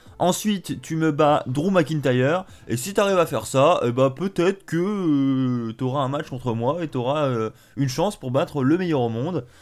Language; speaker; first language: French; native; French